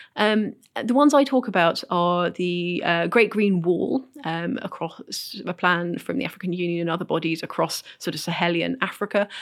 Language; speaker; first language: English; native; English